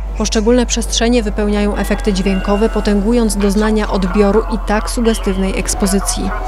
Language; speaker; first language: Polish; native; Polish